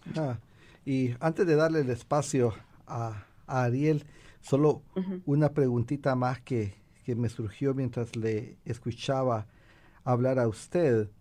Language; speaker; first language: Spanish; native; Spanish